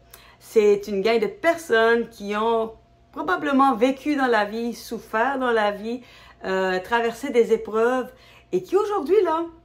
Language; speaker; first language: French; native; French